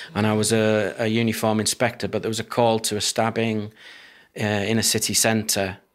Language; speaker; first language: English; native; English